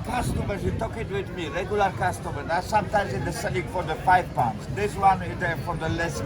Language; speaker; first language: English; non-native, learner; Polish